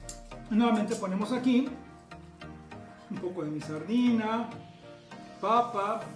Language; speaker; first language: Spanish; native; Spanish